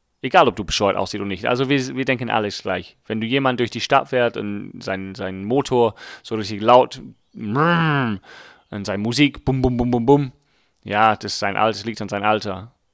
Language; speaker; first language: German; non-native, fluent; English